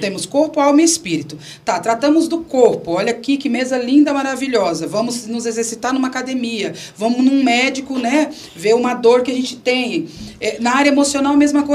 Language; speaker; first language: Portuguese; native; Portuguese